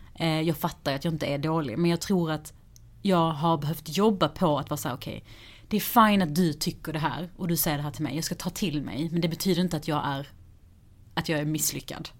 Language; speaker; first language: Swedish; early bilingual, other home language; Persian